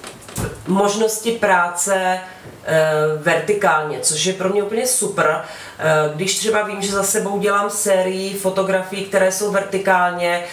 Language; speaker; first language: Czech; native; Czech